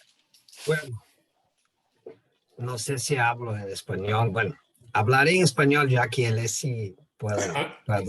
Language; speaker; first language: Spanish; non-native, fluent; Portuguese